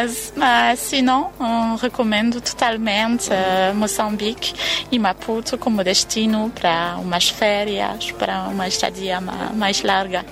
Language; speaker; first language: Portuguese; non-native, fluent; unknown